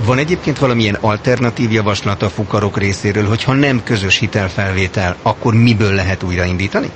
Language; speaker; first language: Hungarian; native; Hungarian